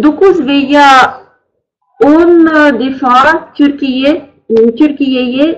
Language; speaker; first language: Turkish; non-native, learner; Russian